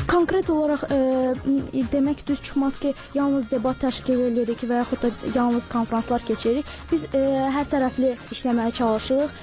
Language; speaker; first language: Azerbaijani; native; Azerbaijani